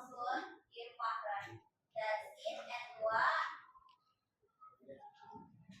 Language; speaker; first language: German; non-native, learner; Indonesian